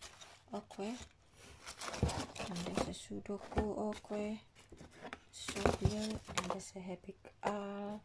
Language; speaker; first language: Dutch; non-native, learner; Indonesian